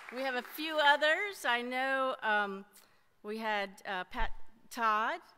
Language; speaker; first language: English; native; English